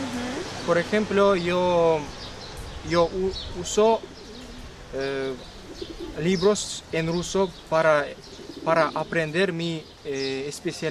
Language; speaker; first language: Spanish; non-native, learner; Kyrgyz